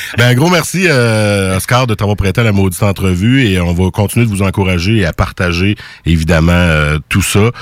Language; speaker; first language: French; native; French